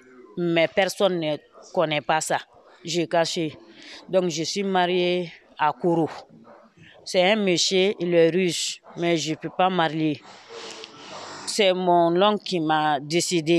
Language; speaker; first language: French; non-native, learner; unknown